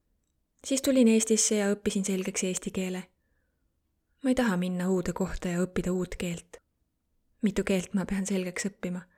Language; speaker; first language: Estonian; non-native, learner; Arabic